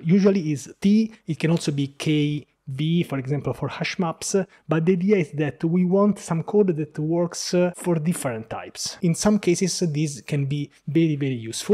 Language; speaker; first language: English; non-native, fluent; Italian